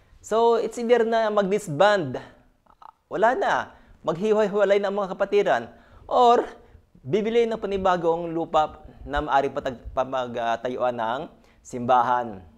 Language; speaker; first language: Filipino; native; Filipino